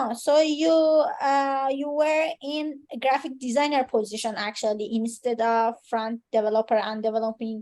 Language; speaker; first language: English; non-native, fluent; Persian